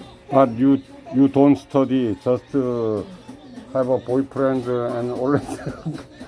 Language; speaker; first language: English; non-native, learner; Korean